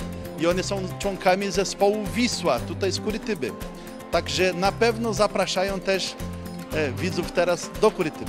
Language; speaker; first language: Polish; early bilingual, heritage; Portuguese